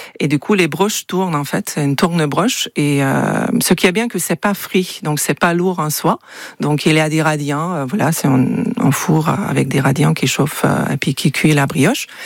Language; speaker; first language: French; non-native, fluent; Hungarian